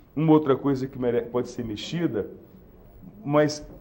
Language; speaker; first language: Portuguese; native; Portuguese